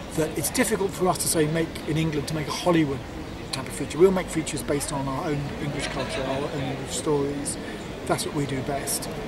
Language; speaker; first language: English; native; English